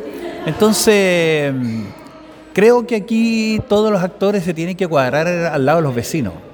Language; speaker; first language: Spanish; native; Spanish